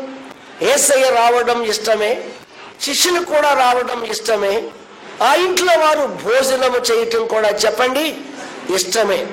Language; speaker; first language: Telugu; native; Telugu